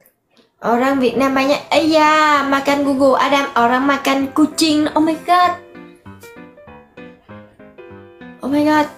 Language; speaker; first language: Indonesian; non-native, learner; Vietnamese